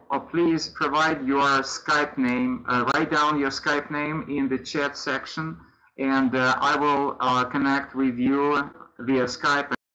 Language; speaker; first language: English; non-native, fluent; Russian